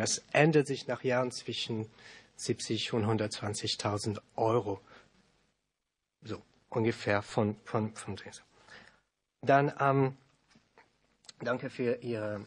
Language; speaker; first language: German; non-native, learner; French